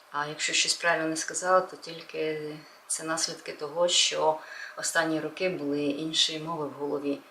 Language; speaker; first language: Ukrainian; non-native, local second language; Russian